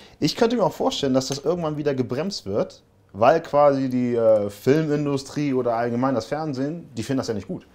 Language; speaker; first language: German; early bilingual, other home language; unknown